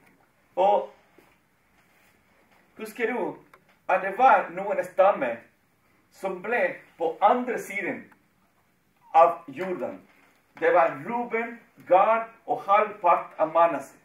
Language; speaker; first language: Swedish; non-native, fluent; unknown